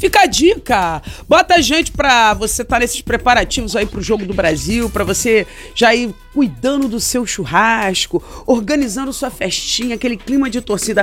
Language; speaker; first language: Portuguese; native; Portuguese